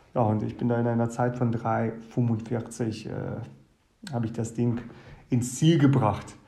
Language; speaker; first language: German; early bilingual, other home language; Russian